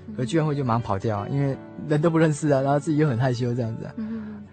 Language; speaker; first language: Chinese; native; Chinese